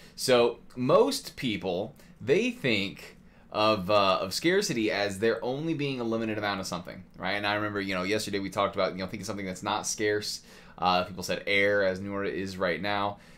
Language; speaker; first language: English; native; English